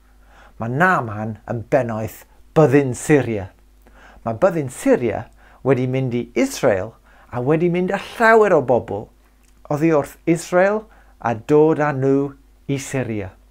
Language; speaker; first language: Welsh; non-native, local second language; English